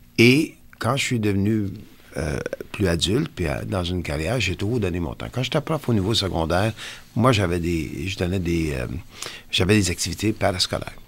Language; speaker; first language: French; non-native, local second language; English